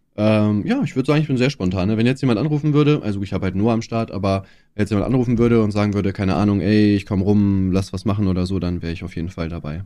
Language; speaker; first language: German; native; German